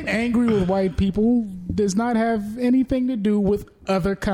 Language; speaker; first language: English; native; English